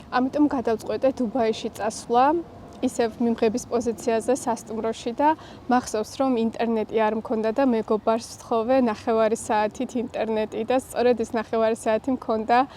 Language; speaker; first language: Georgian; native; Georgian